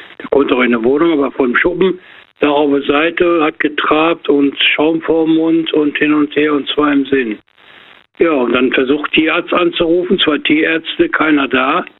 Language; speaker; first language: German; native; German